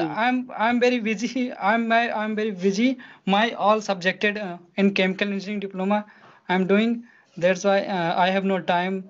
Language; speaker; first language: English; non-native, learner; Hindi